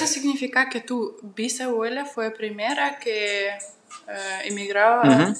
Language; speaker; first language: Spanish; non-native, fluent; Russian